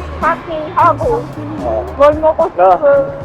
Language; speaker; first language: Korean; non-native, learner; Khmer